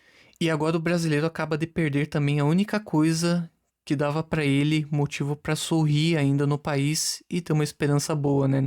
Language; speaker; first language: Portuguese; native; Portuguese